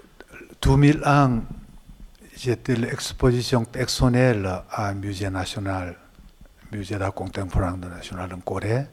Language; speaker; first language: French; non-native, learner; Korean